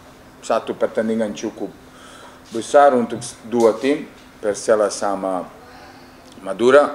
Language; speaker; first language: Indonesian; non-native, fluent; English